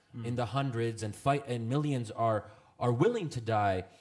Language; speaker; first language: English; native; English